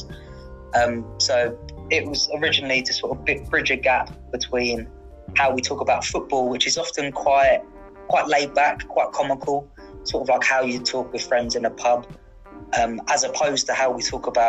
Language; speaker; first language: English; native; English